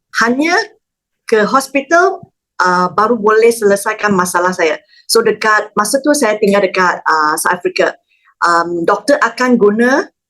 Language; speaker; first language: Malay; non-native, local second language; Chinese